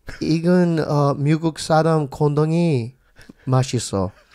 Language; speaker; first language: Korean; early bilingual, heritage; Korean